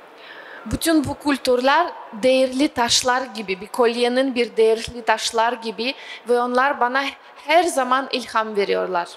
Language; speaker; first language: Turkish; non-native, fluent; Russian